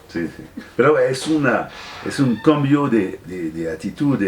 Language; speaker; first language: Spanish; non-native, fluent; French